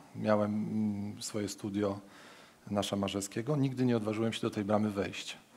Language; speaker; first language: Polish; native; Polish